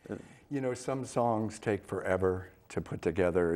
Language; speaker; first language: English; native; English